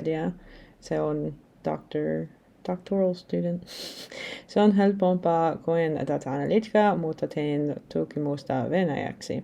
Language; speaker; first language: Finnish; non-native, learner; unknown